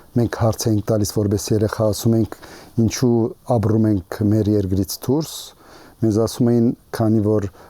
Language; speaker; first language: Armenian; early bilingual, heritage; Armenian